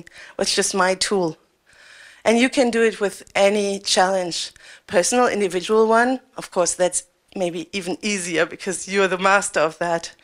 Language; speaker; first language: English; non-native, fluent; German